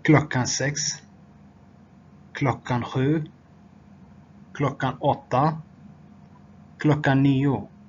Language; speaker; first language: Swedish; non-native, fluent; Tigrinya